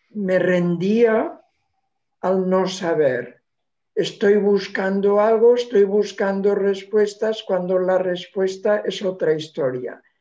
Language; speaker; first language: Spanish; non-native, local second language; Catalan